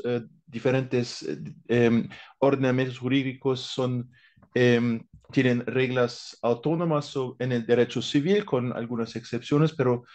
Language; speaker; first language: Spanish; non-native, fluent; German